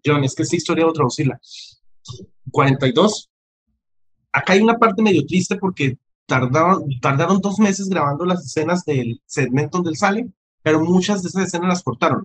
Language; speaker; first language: Spanish; native; Spanish